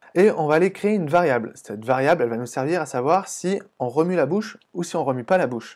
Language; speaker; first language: French; native; French